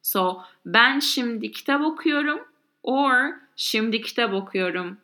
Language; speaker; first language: Turkish; non-native, learner; English